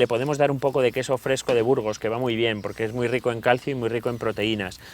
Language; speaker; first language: Spanish; native; Spanish